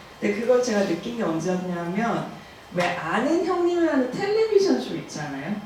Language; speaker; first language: Korean; early bilingual, heritage; Korean